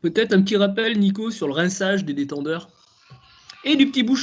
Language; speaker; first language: French; native; French